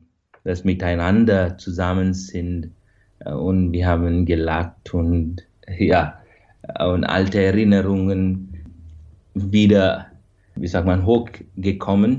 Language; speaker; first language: German; non-native, fluent; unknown